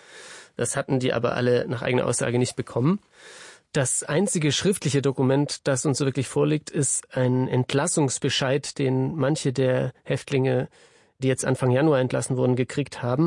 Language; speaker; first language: German; native; German